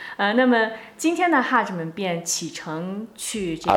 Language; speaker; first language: Chinese; native; Chinese